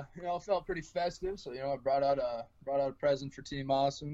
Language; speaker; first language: English; native; English